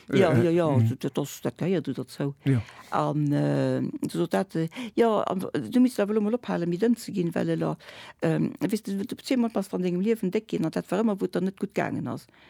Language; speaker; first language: Luxembourgish; early bilingual, other home language; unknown